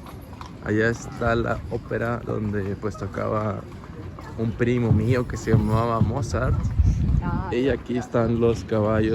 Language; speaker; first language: Spanish; native; Spanish